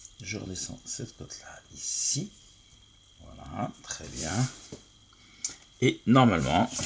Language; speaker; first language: French; native; French